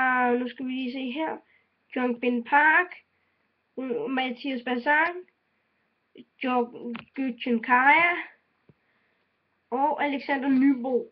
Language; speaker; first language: Danish; native; Danish